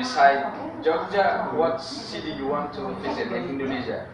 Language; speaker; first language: English; non-native, fluent; Indonesian